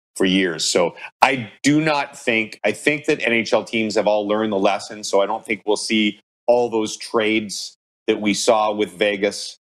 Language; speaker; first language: English; native; English